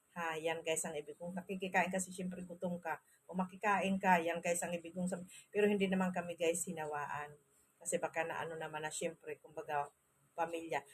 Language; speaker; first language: Filipino; non-native, local second language; Masbatenyo